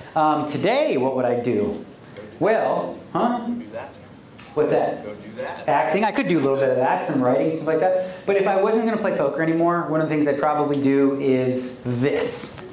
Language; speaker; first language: English; native; English